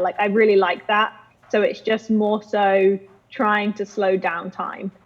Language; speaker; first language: English; native; English